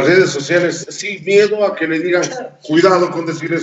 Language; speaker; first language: Spanish; native; Spanish